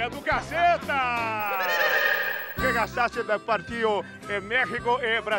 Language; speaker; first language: Portuguese; native; Portuguese